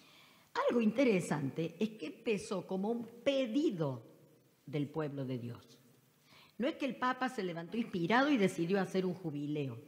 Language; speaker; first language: Spanish; native; Spanish